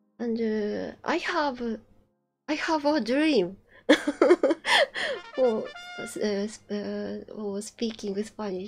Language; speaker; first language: English; non-native, learner; Japanese